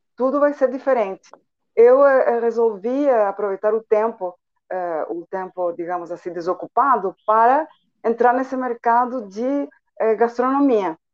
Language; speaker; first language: Portuguese; non-native, fluent; Spanish